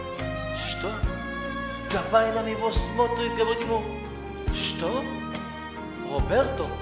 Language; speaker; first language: Russian; early bilingual, heritage; Russian